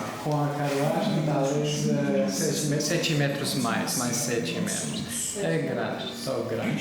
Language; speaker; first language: Portuguese; non-native, learner; Turkish